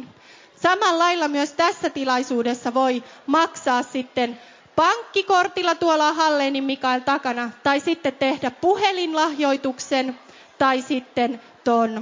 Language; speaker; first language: Finnish; native; Finnish